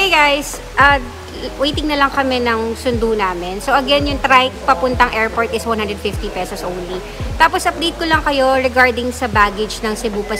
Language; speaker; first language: Filipino; native; Filipino